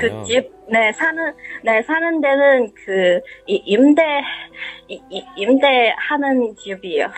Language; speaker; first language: Korean; non-native, learner; Chinese